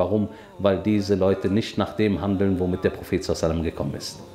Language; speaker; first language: German; native; German